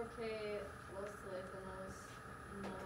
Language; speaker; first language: Spanish; non-native, learner; English